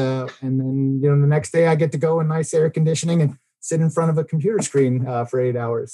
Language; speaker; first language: English; native; English